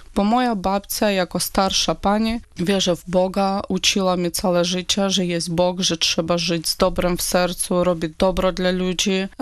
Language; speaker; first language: Polish; non-native, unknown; Russian